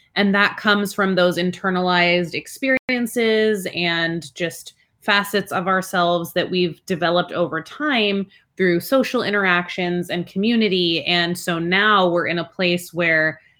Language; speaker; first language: English; early bilingual, other home language; Spanish